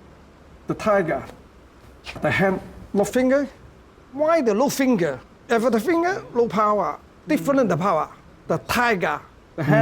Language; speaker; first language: English; non-native, learner; Cantonese